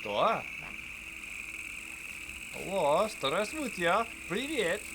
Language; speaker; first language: Russian; non-native, learner; English